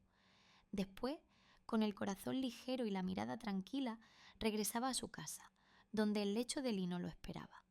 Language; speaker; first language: Spanish; native; Spanish